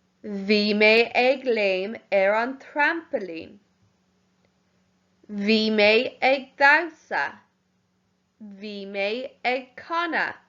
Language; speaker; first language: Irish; non-native, local second language; English